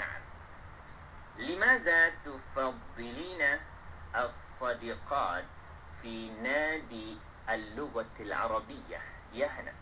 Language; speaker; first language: Arabic; non-native, fluent; Malay